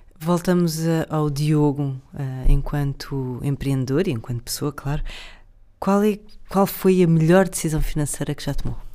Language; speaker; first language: Portuguese; native; Portuguese